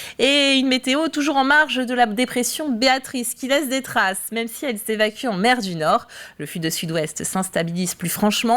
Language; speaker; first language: French; native; French